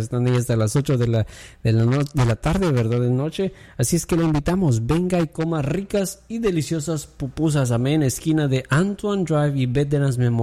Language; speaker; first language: Spanish; native; Spanish